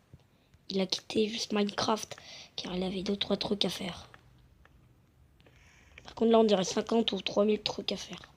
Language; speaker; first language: French; native; French